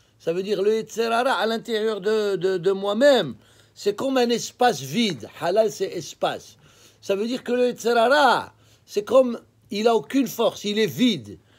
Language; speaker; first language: French; native; French